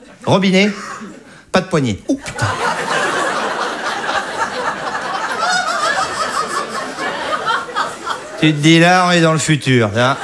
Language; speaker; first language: French; native; French